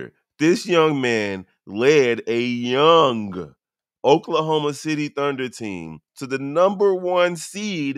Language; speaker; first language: English; native; English